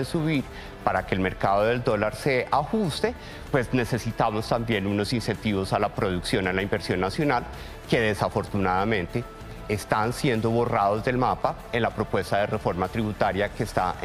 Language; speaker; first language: Spanish; native; Spanish